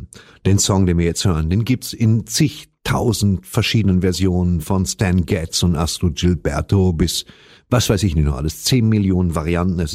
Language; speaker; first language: German; native; German